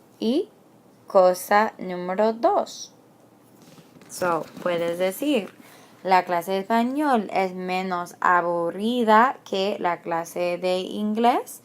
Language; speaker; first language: Spanish; non-native, fluent; English